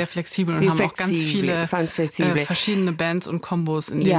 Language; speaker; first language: German; native; German